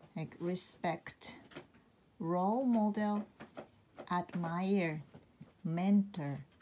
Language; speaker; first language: English; non-native, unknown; Japanese